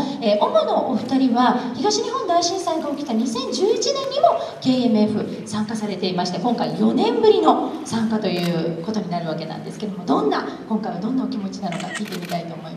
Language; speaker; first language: Japanese; native; Japanese